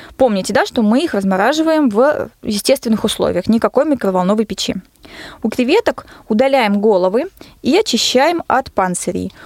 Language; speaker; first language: Russian; native; Russian